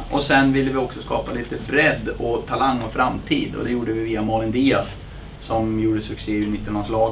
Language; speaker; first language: Swedish; native; Swedish